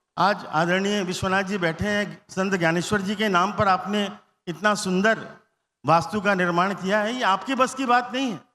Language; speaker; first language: Hindi; non-native, local second language; Bangla